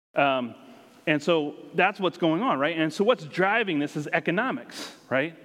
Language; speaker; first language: English; native; English